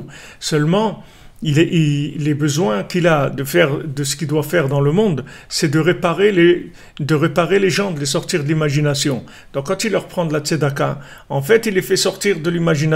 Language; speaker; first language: French; native; French